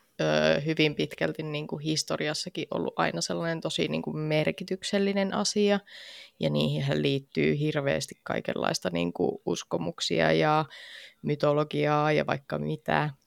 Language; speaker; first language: Finnish; native; Finnish